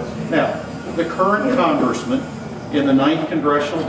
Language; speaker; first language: English; native; English